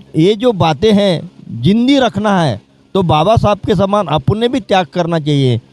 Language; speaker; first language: Hindi; non-native, local second language; Marathi